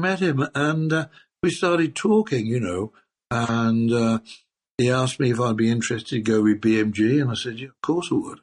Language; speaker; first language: English; native; English